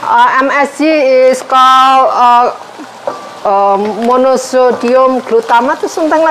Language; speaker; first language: English; non-native, learner; Indonesian